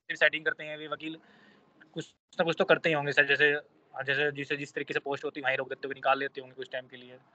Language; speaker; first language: Hindi; native; Hindi